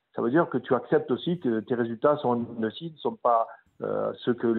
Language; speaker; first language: French; native; French